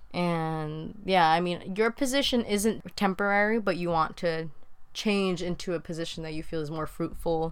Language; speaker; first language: English; early bilingual, other home language; Spanish